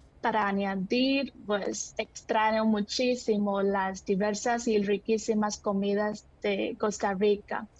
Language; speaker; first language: Spanish; non-native, fluent; Chinese